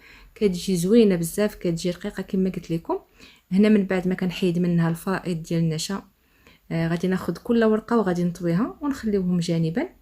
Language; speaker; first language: Arabic; native; Arabic